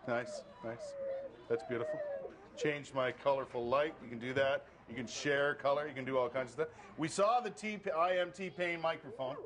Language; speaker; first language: English; native; English